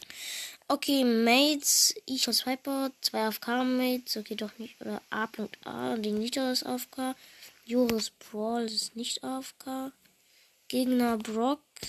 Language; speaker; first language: German; native; German